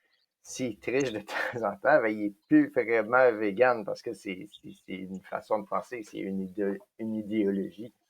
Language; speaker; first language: French; native; French